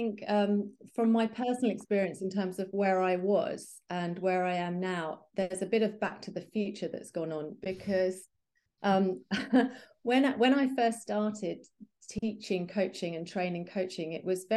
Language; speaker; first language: English; native; English